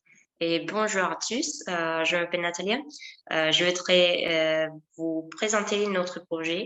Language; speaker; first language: French; non-native, learner; Spanish